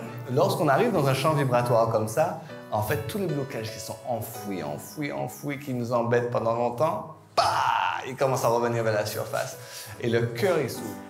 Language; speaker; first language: French; native; French